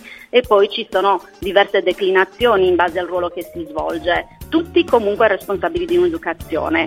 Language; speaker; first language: Italian; native; Italian